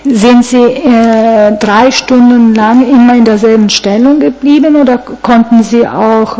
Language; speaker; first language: German; non-native, fluent; Italian